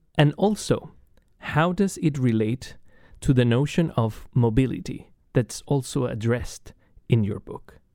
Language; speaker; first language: English; non-native, fluent; Spanish